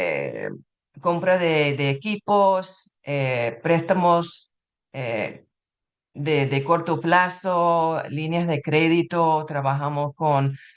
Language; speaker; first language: Spanish; non-native, fluent; English